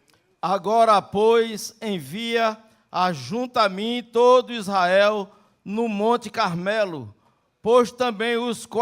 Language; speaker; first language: Portuguese; native; Portuguese